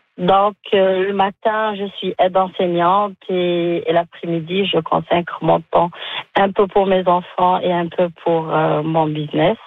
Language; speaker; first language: French; non-native, local second language; Arabic